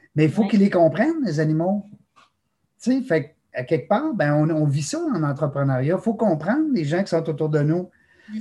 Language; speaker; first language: French; native; French